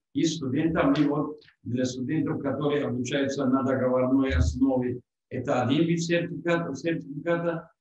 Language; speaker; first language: Russian; non-native, local second language; Tajik